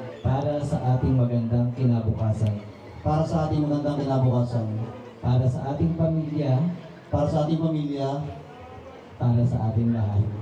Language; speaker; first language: Filipino; native; Filipino